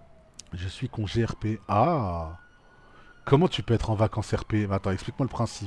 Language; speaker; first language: French; native; French